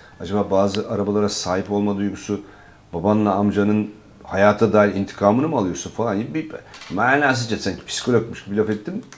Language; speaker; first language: Turkish; native; Turkish